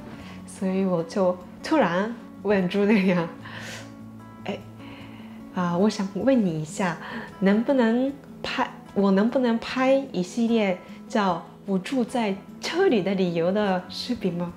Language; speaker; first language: Chinese; non-native, fluent; Japanese